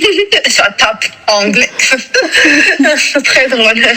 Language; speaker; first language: French; non-native, fluent; Russian